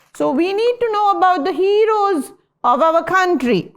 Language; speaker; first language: English; non-native, local second language; Sinhala